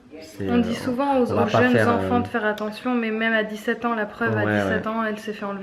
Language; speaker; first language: French; native; French